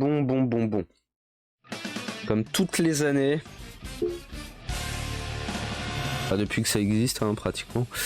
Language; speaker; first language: French; native; French